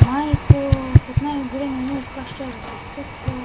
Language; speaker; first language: Bulgarian; native; Bulgarian